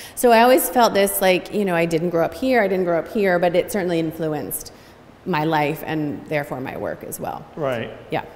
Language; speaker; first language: English; native; English